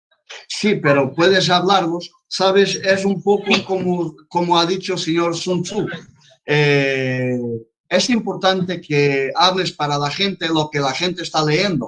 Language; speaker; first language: Spanish; non-native, fluent; Portuguese